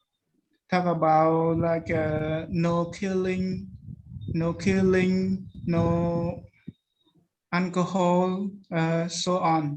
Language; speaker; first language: English; non-native, learner; Khmer